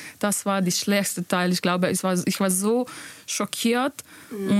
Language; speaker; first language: German; non-native, learner; Bosnian